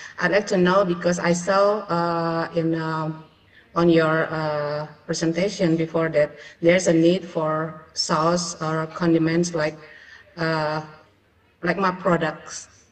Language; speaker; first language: English; non-native, fluent; Indonesian